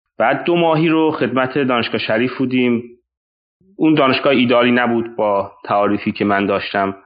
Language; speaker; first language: Persian; non-native, local second language; Azerbaijani